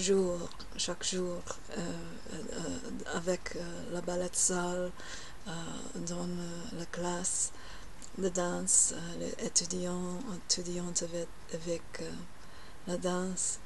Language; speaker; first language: French; non-native, learner; English